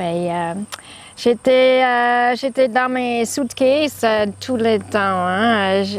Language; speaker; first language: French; non-native, learner; German